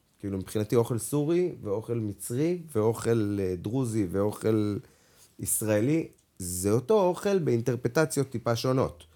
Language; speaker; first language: Hebrew; non-native, local second language; Arabic